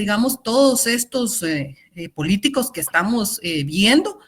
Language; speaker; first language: Spanish; native; Spanish